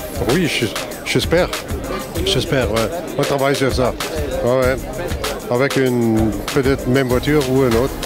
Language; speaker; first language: French; non-native, fluent; German